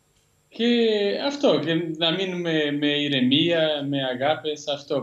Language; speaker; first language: Greek; non-native, learner; Portuguese